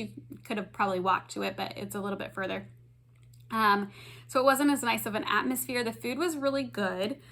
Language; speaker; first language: English; native; English